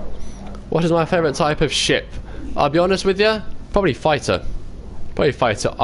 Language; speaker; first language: English; native; English